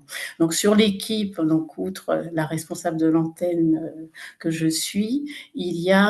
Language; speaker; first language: French; native; French